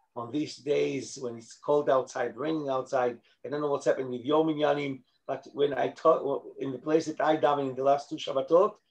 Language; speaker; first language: English; non-native, fluent; Hebrew